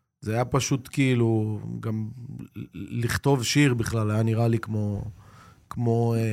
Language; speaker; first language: Hebrew; native; Hebrew